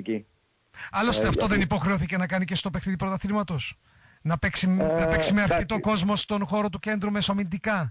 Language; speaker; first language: Greek; native; Greek